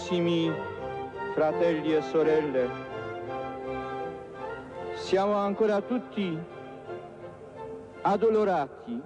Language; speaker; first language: Italian; non-native, fluent; Polish